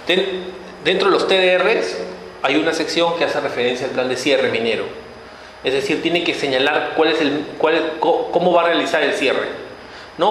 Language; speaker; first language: Spanish; native; Spanish